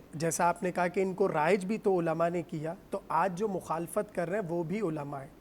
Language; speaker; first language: Urdu; native; Urdu